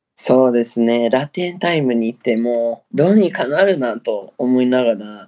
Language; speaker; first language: Japanese; non-native, fluent; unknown